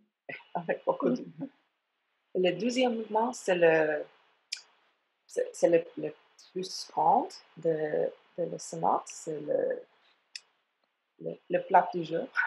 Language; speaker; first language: French; non-native, fluent; English